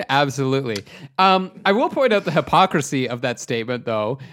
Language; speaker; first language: English; native; English